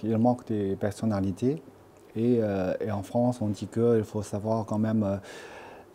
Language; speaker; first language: French; non-native, fluent; Chinese